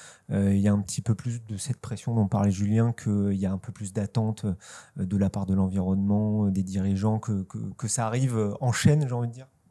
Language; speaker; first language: French; native; French